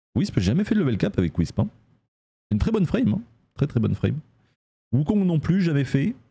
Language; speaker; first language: French; native; French